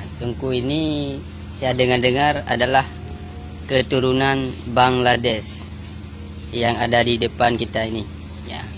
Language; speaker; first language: Indonesian; non-native, local second language; Achinese